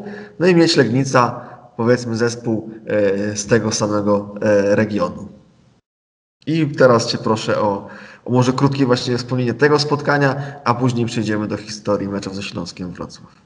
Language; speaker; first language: Polish; native; Polish